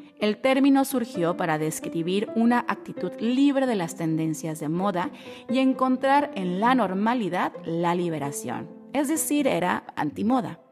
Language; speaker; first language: Spanish; native; Spanish